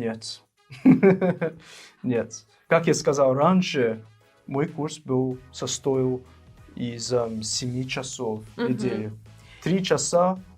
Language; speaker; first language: Russian; non-native, fluent; English